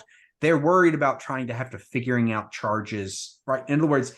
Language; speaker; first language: English; native; English